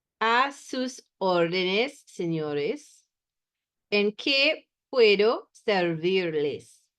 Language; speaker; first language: Spanish; non-native, fluent; English